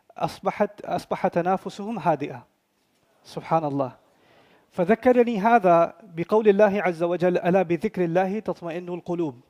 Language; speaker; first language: Arabic; non-native, fluent; Urdu